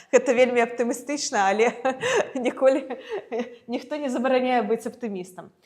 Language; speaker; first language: Belarusian; non-native, local second language; Russian